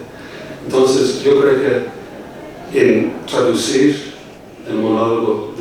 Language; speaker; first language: Spanish; non-native, fluent; English